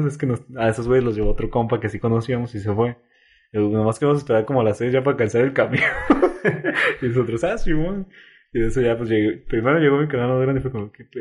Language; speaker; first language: Spanish; native; Spanish